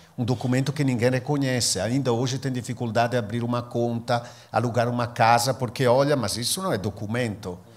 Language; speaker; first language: Portuguese; non-native, fluent; Italian